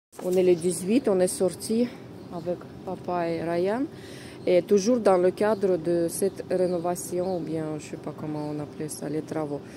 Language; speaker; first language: French; non-native, fluent; Russian